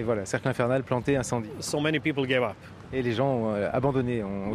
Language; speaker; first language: French; native; French